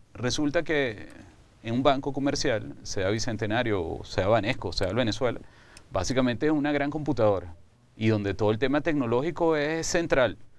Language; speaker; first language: Spanish; native; Spanish